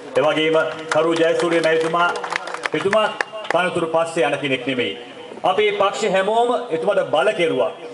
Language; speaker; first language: Sinhala; non-native, local second language; Tamil